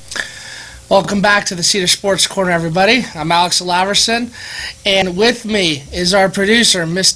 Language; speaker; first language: English; native; English